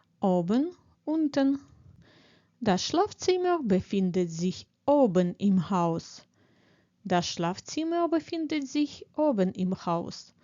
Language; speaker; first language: German; non-native, fluent; Ukrainian